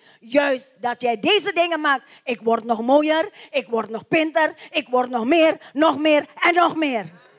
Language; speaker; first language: Dutch; non-native, learner; Indonesian